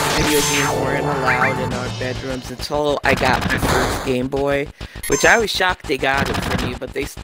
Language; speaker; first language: English; native; English